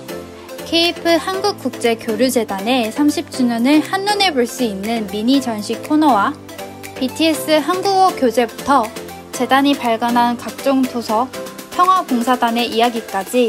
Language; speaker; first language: Korean; native; Korean